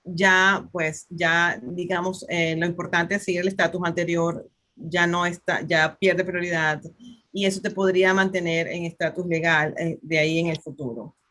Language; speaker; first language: Spanish; native; Spanish